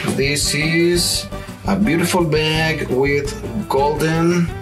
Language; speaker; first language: English; non-native, fluent; Spanish